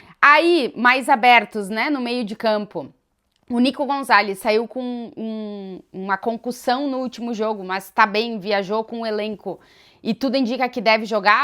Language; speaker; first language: Portuguese; native; Portuguese